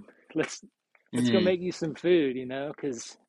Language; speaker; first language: English; native; English